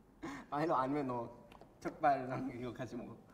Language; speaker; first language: Korean; non-native, fluent; Chinese